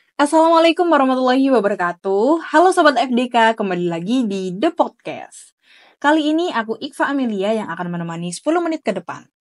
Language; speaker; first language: Indonesian; native; Indonesian